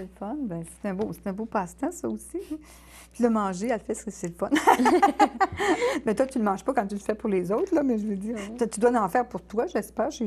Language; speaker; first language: French; native; French